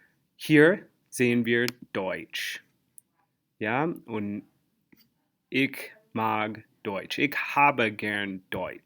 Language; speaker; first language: German; non-native, fluent; English